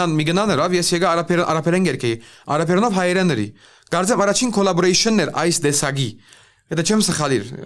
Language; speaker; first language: Armenian; early bilingual, heritage; Armenian